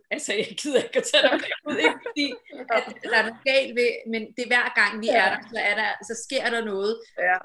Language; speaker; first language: Danish; early bilingual, other home language; Urdu